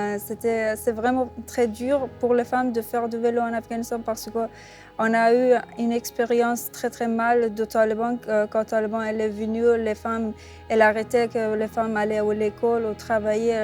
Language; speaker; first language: French; non-native, learner; Persian